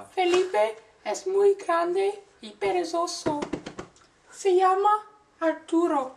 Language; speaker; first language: Spanish; non-native, learner; English